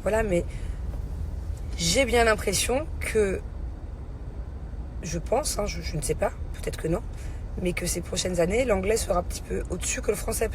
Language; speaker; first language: French; native; French